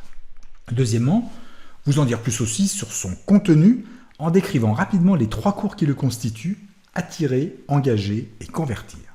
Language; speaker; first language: French; native; French